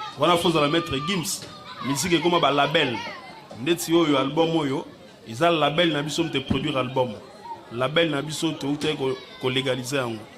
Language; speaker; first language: Lingala; native; Lingala